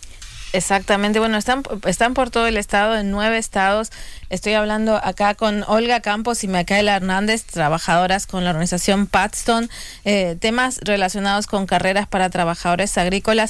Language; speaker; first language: Spanish; native; Spanish